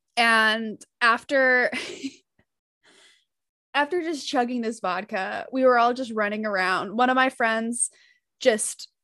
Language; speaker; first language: English; native; English